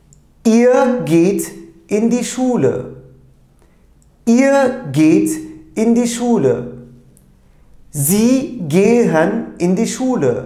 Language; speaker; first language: German; non-native, fluent; Turkish